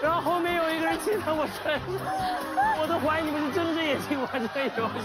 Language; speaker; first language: Chinese; native; Chinese